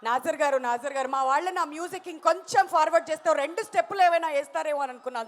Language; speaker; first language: Telugu; native; Telugu